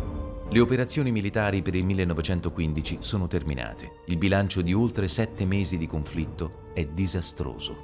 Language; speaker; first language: Italian; native; Italian